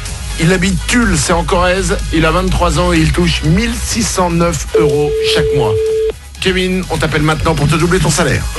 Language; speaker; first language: French; native; French